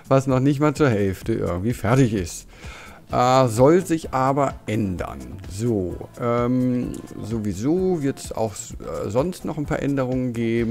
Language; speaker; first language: German; native; German